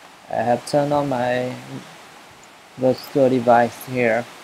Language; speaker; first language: English; non-native, learner; Vietnamese